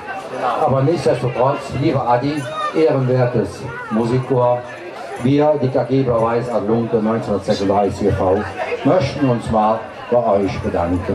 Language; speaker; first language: German; native; German